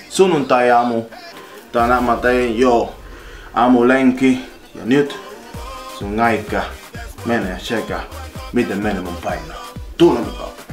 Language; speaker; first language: Finnish; non-native, learner; Spanish